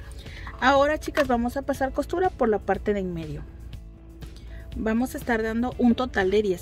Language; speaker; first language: Spanish; native; Spanish